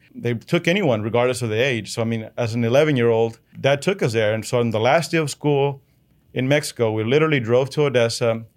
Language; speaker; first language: English; early bilingual, other home language; Spanish